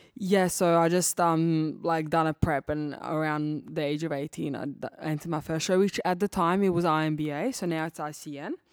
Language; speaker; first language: English; early bilingual, other home language; Serbian